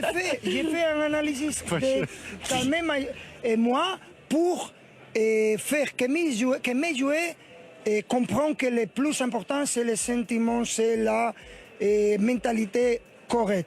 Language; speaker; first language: French; non-native, learner; Spanish